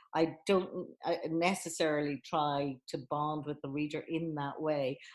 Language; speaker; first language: English; native; English